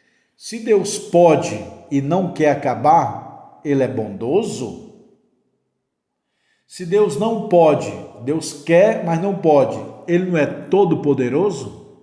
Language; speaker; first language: Portuguese; native; Portuguese